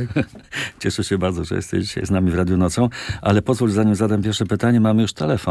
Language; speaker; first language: Polish; native; Polish